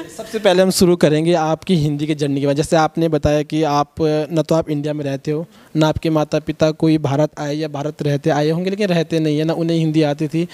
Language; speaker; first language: Hindi; native; Hindi